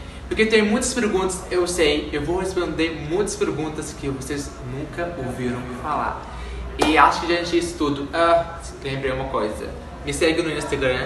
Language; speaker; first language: Portuguese; non-native, fluent; Arabic